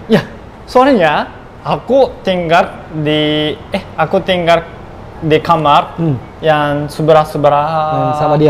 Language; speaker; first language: Indonesian; non-native, learner; Japanese